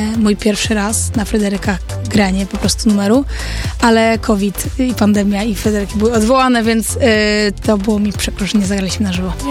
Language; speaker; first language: Polish; early bilingual, heritage; Polish